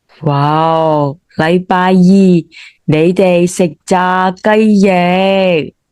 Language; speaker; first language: Cantonese; native; Cantonese